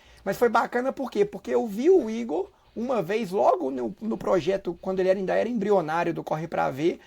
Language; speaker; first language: Portuguese; native; Portuguese